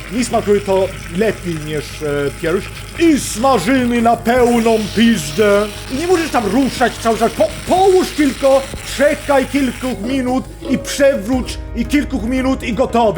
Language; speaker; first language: Polish; non-native, fluent; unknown